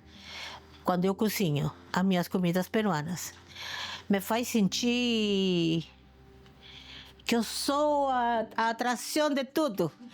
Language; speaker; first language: Portuguese; non-native, fluent; Spanish